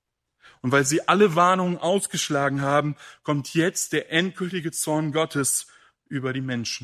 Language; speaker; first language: German; native; German